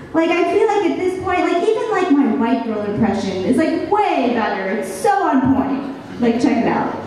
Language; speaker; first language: English; native; English